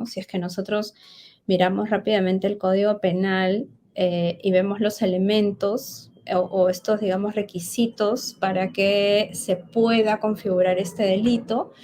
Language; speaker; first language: Spanish; native; Spanish